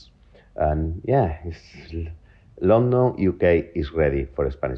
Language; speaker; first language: English; non-native, fluent; Spanish